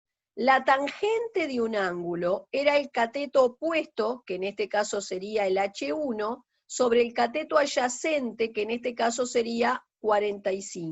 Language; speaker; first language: Spanish; native; Spanish